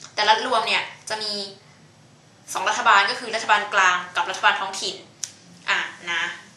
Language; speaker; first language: Thai; native; Thai